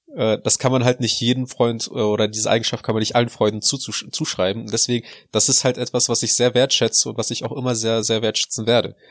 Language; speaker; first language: German; early bilingual, other home language; Russian